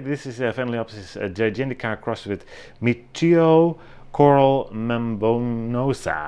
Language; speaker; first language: English; non-native, fluent; Dutch